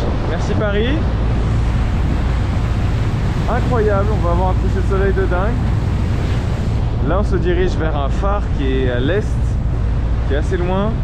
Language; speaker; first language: French; native; French